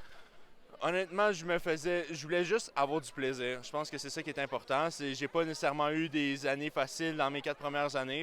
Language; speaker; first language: French; native; French